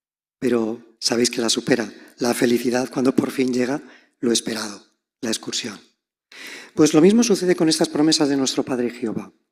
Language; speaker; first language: Spanish; native; Spanish